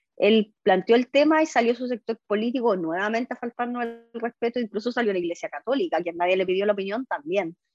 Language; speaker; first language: Spanish; native; Spanish